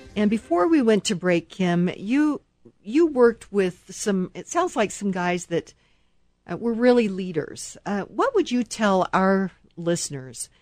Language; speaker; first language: English; native; English